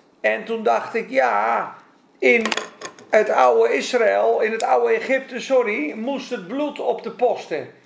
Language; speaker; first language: Dutch; non-native, fluent; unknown